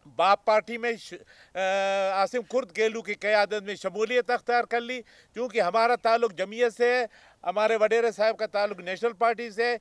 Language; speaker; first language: Urdu; non-native, local second language; Baluchi